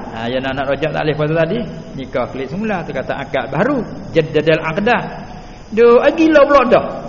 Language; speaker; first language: Malay; native; Malay